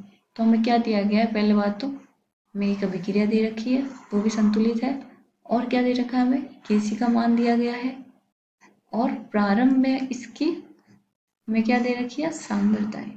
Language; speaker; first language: Hindi; native; Hindi